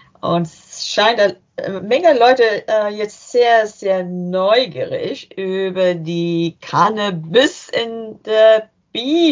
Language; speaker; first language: German; non-native, learner; English